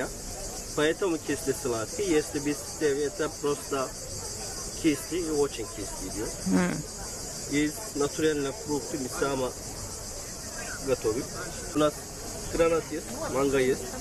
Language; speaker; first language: Russian; non-native, learner; Turkish